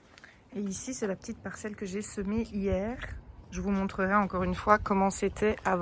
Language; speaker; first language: French; native; French